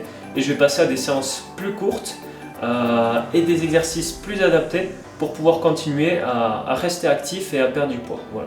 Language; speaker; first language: French; native; French